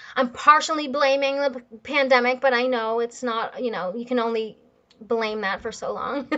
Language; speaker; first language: English; native; English